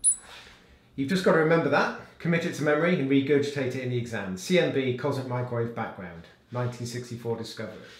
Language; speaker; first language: English; native; English